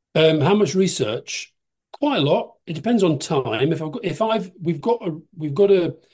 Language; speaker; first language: English; native; English